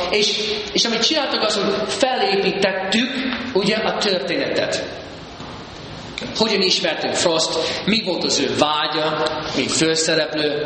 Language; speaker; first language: Hungarian; non-native, fluent; English